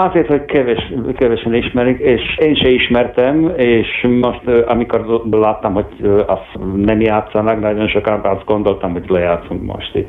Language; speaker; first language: Hungarian; non-native, fluent; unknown